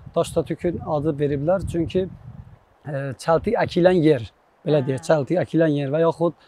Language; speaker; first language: Azerbaijani; non-native, local second language; Talysh